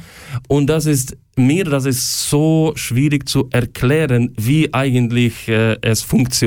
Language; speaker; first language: German; non-native, learner; Ukrainian